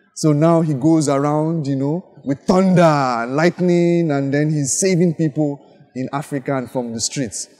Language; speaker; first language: English; non-native, local second language; Yoruba